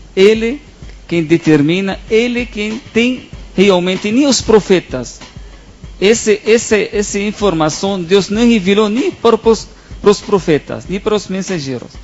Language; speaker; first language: Portuguese; non-native, fluent; Arabic